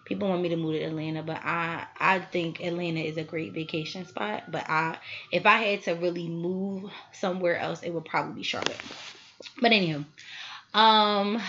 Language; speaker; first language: English; native; English